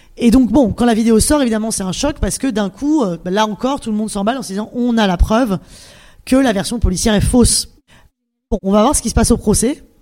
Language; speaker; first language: French; native; French